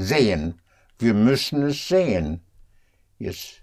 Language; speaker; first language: German; non-native, fluent; English